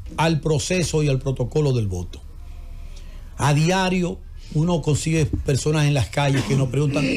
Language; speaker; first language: Spanish; native; Spanish